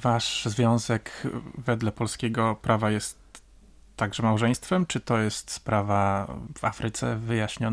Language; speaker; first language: Polish; native; Polish